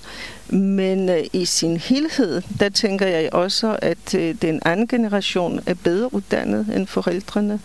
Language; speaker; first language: Danish; non-native, fluent; Polish